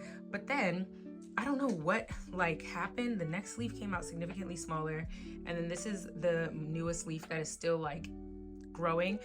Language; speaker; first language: English; native; English